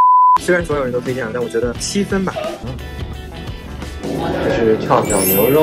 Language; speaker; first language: Chinese; native; Chinese